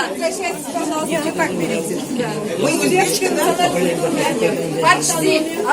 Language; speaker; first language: Russian; non-native, fluent; Uzbek